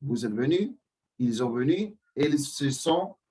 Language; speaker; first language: French; non-native, fluent; Spanish